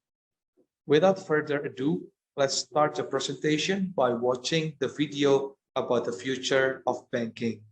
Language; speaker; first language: English; non-native, learner; Indonesian